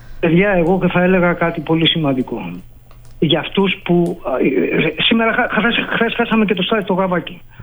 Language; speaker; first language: Greek; native; Greek